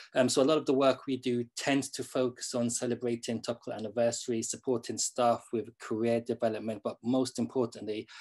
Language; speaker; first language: English; native; English